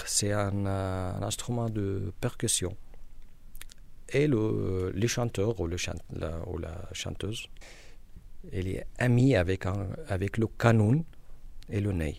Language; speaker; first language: French; non-native, learner; Arabic